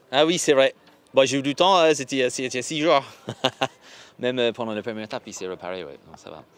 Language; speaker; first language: French; non-native, fluent; English